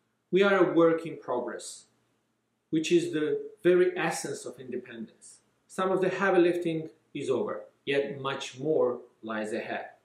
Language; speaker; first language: English; non-native, fluent; Georgian